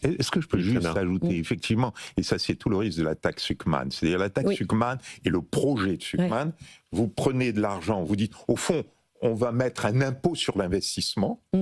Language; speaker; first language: French; native; French